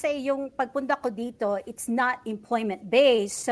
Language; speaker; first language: English; non-native, local second language; Cebuano